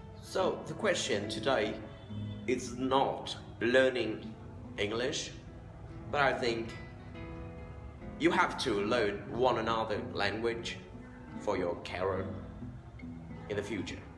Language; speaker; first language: English; non-native, fluent; Vietnamese